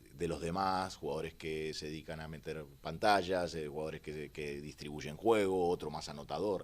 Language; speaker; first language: Spanish; native; Spanish